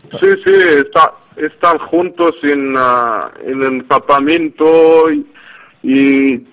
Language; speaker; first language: Spanish; non-native, learner; Arabic